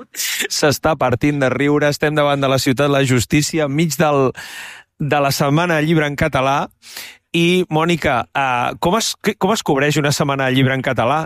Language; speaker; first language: Catalan; native; Catalan